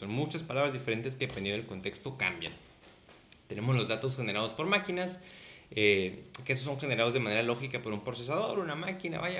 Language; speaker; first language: Spanish; native; Spanish